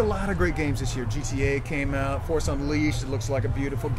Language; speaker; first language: English; native; English